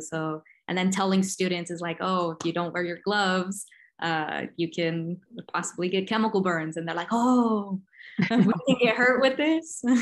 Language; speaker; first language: English; early bilingual, other home language; Spanish